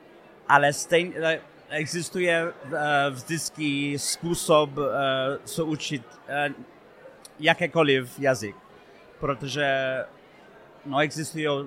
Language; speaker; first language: Czech; non-native, fluent; English